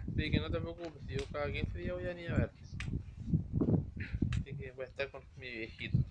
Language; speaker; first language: Spanish; native; Spanish